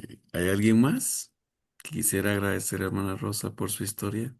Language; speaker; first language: Spanish; native; Spanish